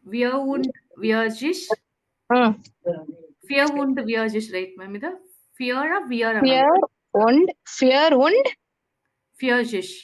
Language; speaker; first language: German; non-native, learner; Tamil